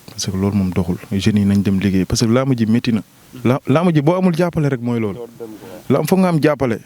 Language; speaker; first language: Wolof; non-native, local second language; Jola-Fonyi